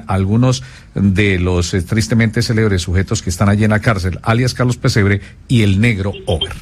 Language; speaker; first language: Spanish; native; Spanish